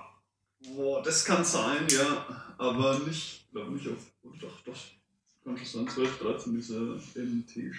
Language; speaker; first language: German; native; German